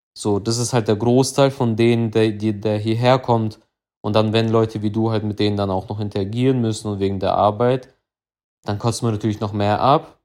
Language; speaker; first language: German; early bilingual, other home language; Russian